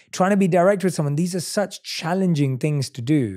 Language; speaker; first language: English; native; English